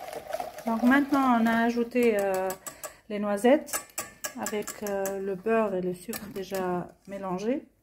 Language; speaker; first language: French; non-native, local second language; Arabic